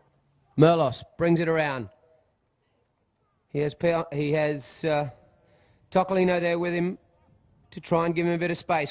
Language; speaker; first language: English; native; English